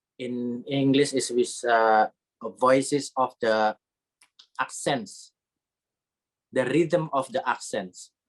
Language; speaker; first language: English; non-native, learner; Indonesian